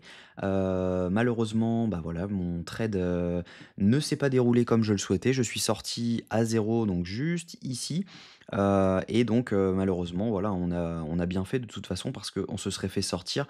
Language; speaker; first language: French; native; French